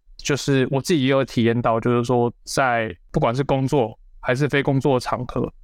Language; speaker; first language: Chinese; native; Chinese